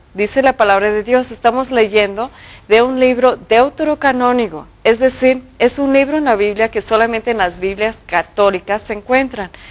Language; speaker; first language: Spanish; early bilingual, other home language; English